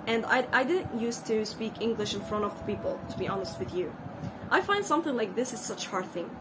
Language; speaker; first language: English; non-native, learner; Arabic